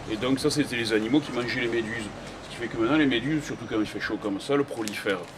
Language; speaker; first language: French; native; French